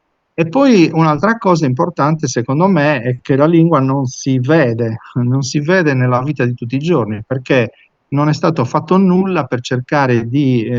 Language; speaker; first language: Italian; native; Italian